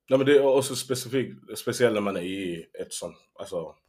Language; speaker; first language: Swedish; early bilingual, heritage; Swedish